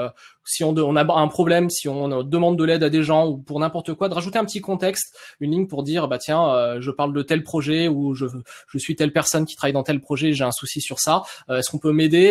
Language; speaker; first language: French; native; French